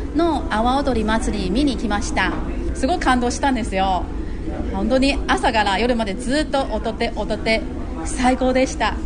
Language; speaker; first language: Japanese; non-native, fluent; Chinese